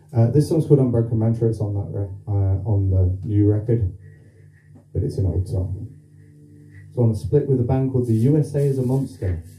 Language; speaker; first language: English; native; English